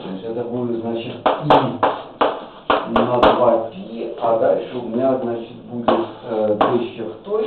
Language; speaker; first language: Russian; native; Russian